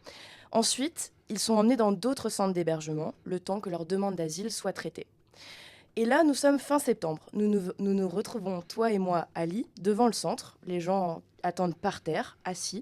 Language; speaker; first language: French; native; French